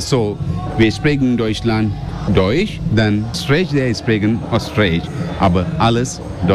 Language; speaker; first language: German; non-native, learner; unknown